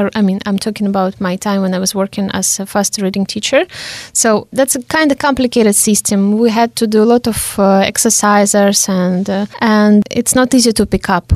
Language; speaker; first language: English; non-native, fluent; Hungarian